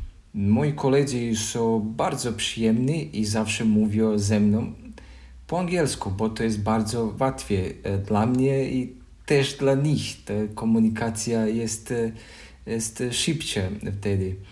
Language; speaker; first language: Polish; non-native, learner; Croatian